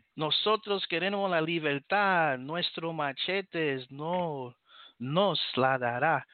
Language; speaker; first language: Spanish; early bilingual, heritage; Spanish